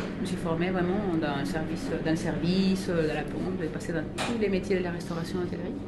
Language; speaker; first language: French; non-native, fluent; Spanish